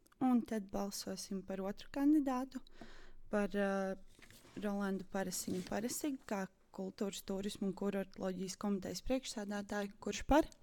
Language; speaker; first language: Latvian; native; Latvian